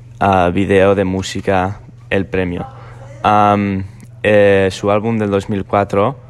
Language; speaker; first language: Spanish; non-native, learner; English